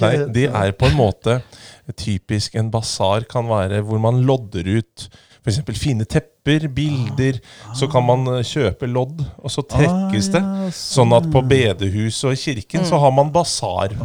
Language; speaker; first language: Norwegian; native; Norwegian